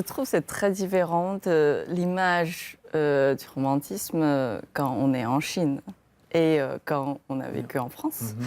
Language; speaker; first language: French; non-native, fluent; Chinese